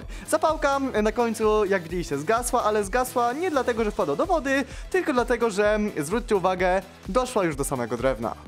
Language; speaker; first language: Polish; native; Polish